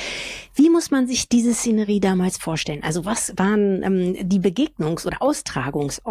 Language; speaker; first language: German; native; German